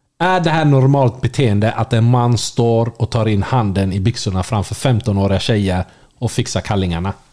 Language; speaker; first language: Swedish; native; Swedish